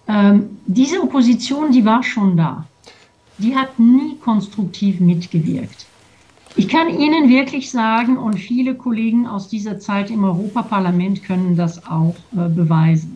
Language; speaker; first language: German; non-native, fluent; French